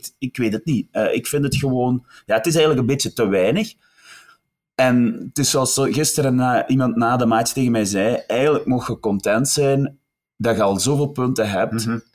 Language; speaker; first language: Dutch; native; Dutch